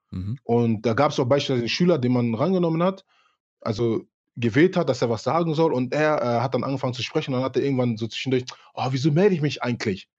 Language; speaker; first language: German; early bilingual, other home language; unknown